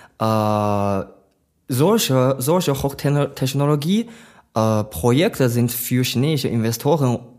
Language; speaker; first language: German; non-native, learner; Chinese